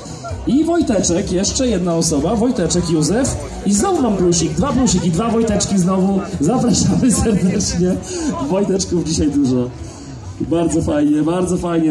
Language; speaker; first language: Polish; native; Polish